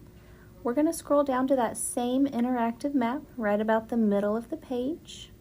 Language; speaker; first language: English; native; English